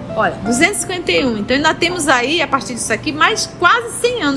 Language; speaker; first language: Portuguese; native; Portuguese